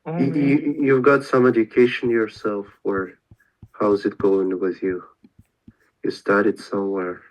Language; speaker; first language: English; non-native, learner; Russian